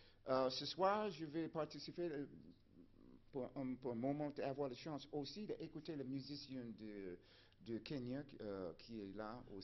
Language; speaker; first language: French; non-native, fluent; English